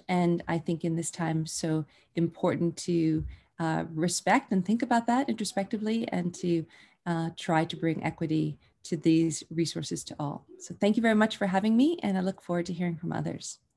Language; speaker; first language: English; native; English